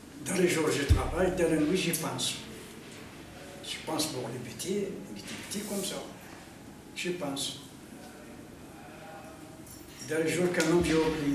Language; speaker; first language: French; non-native, learner; Arabic